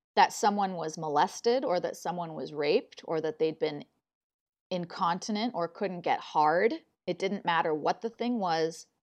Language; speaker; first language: English; native; English